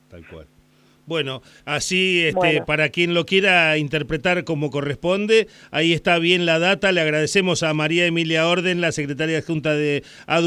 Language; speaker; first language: Spanish; native; Spanish